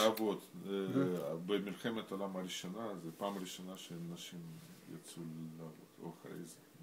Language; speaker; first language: Hebrew; non-native, fluent; Russian